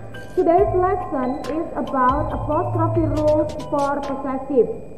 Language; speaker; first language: English; non-native, fluent; Indonesian